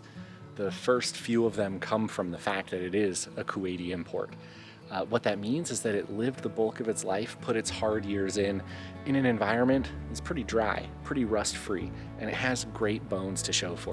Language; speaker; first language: English; native; English